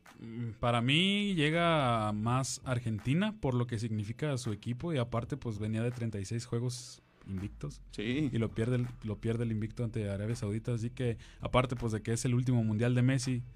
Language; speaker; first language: Spanish; native; Spanish